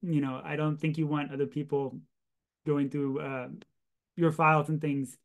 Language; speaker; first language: English; native; English